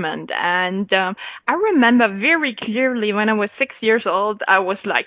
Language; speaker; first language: English; non-native, fluent; German